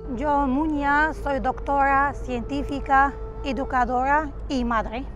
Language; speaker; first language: Spanish; non-native, fluent; Arabic